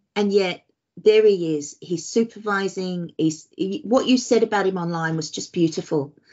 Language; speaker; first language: English; native; English